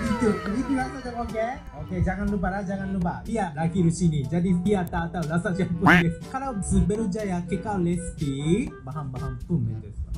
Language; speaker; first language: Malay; non-native, learner; Japanese